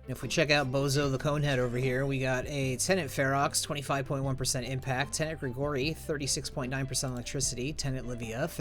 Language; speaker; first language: English; native; English